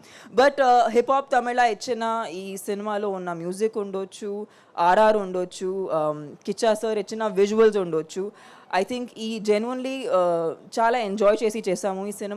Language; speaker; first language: Telugu; non-native, local second language; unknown